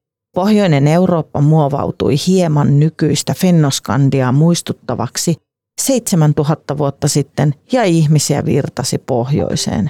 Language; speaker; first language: Finnish; native; Finnish